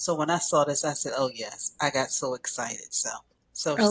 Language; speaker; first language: English; native; English